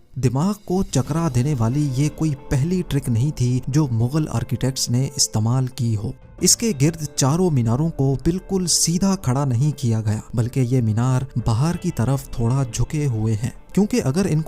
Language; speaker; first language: Urdu; native; Urdu